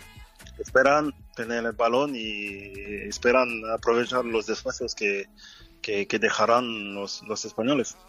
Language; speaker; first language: Spanish; non-native, fluent; French